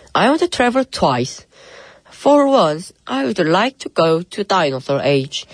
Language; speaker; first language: English; early bilingual, other home language; Korean